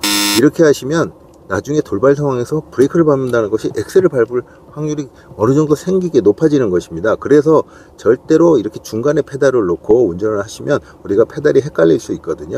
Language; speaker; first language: Korean; native; Korean